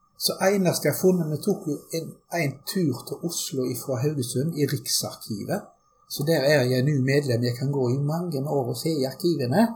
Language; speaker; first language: Norwegian; early bilingual, other home language; German